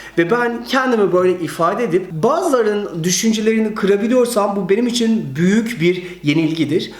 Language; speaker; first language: Turkish; early bilingual, heritage; Turkish